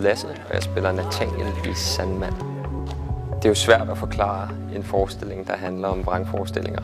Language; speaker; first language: Danish; native; Danish